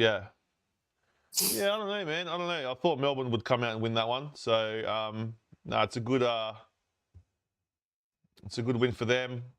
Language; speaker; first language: English; native; English